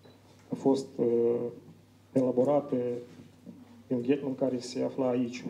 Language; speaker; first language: Romanian; non-native, learner; Ukrainian